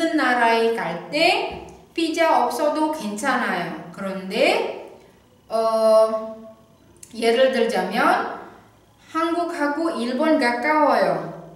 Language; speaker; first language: Korean; non-native, fluent; Indonesian